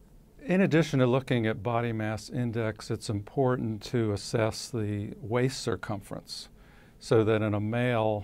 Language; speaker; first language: English; native; English